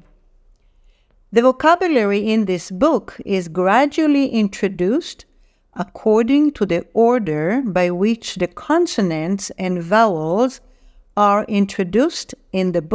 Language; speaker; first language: English; non-native, fluent; Hebrew